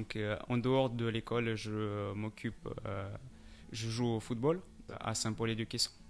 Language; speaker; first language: French; non-native, fluent; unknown